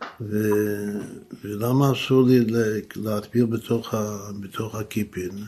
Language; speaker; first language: Hebrew; non-native, fluent; English